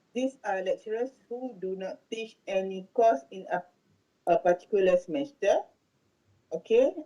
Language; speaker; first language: English; non-native, local second language; Malay